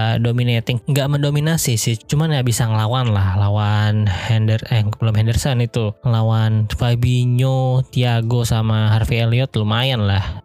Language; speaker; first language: Indonesian; native; Indonesian